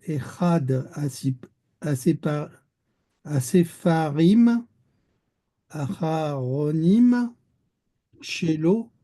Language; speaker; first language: Hebrew; non-native, learner; French